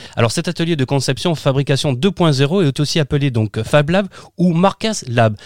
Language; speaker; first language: French; native; French